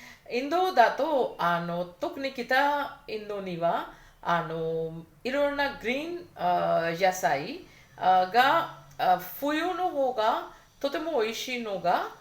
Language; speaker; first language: Japanese; non-native, fluent; Hindi